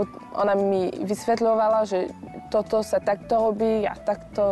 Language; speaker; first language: Slovak; non-native, fluent; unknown